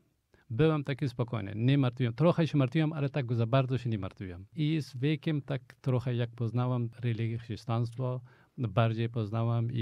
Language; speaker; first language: Polish; non-native, fluent; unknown